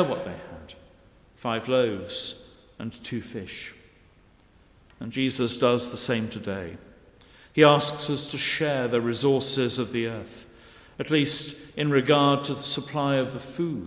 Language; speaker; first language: English; native; English